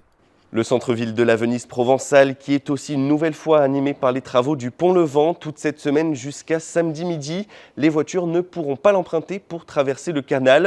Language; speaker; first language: French; native; French